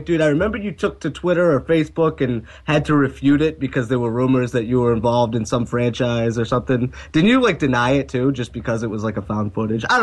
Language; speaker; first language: English; native; English